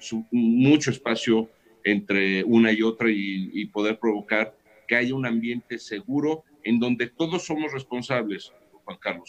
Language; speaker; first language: Spanish; native; Spanish